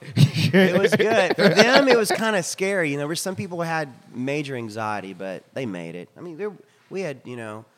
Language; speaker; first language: English; native; English